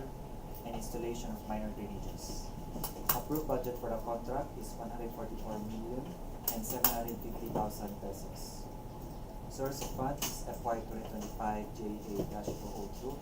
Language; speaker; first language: English; non-native, local second language; Cebuano